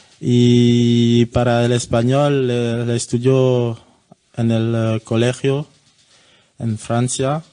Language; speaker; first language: Spanish; non-native, learner; French